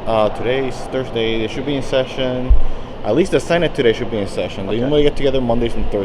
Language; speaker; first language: English; non-native, local second language; Spanish